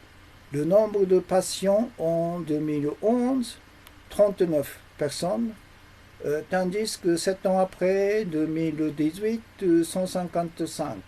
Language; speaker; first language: French; non-native, learner; Japanese